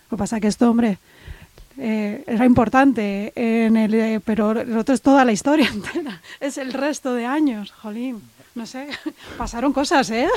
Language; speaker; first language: Spanish; native; Spanish